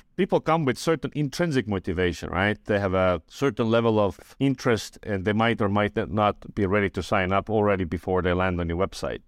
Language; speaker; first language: English; non-native, fluent; Estonian